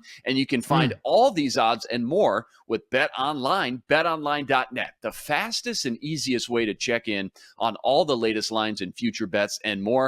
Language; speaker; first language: English; native; English